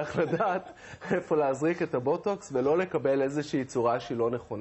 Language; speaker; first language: Hebrew; native; Hebrew